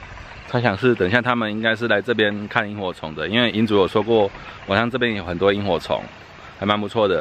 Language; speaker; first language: Chinese; native; Chinese